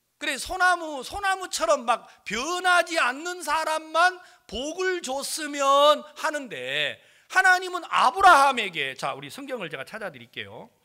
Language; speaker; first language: Korean; native; Korean